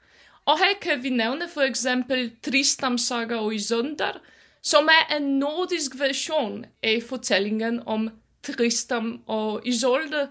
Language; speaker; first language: Danish; non-native, fluent; Polish